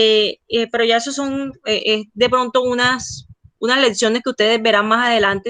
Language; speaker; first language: Spanish; native; Spanish